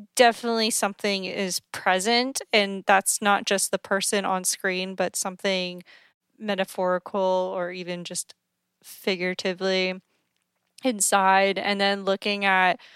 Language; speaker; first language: English; native; English